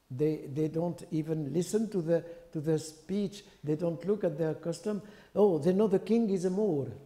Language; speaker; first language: English; non-native, fluent; French